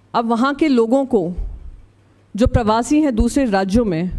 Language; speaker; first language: Hindi; native; Hindi